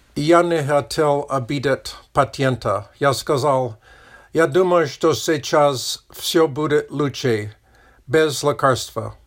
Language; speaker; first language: Russian; non-native, learner; English